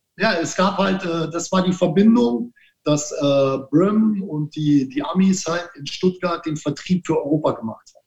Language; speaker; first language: German; early bilingual, other home language; Italian